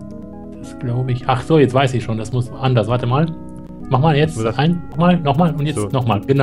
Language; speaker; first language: German; native; German